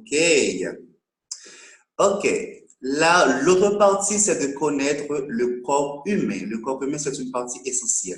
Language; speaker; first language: French; non-native, local second language; Haitian Creole